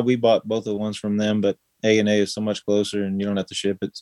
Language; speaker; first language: English; native; English